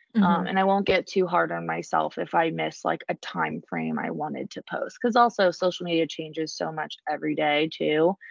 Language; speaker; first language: English; native; English